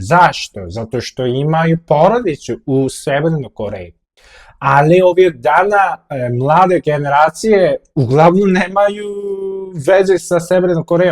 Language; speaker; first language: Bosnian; non-native, fluent; Korean